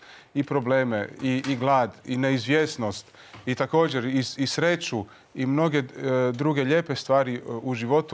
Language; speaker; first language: Croatian; native; Croatian